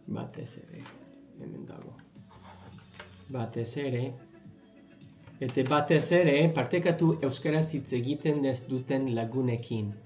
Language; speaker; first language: Basque; non-native, learner; English